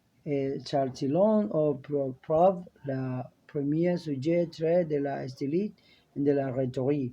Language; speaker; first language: French; non-native, learner; Spanish